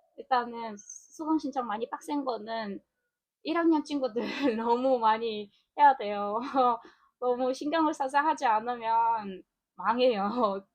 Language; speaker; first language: Korean; non-native, fluent; Mongolian